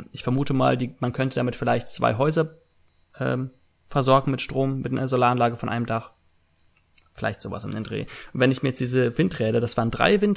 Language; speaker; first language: German; native; German